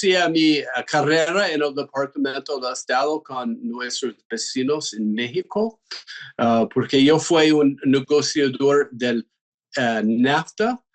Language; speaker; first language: Spanish; non-native, fluent; English